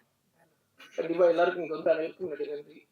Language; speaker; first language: Tamil; native; Tamil